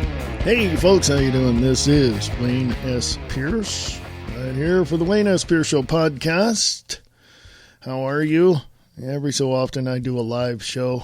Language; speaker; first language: English; native; English